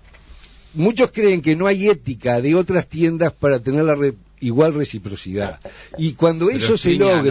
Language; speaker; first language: Spanish; native; Spanish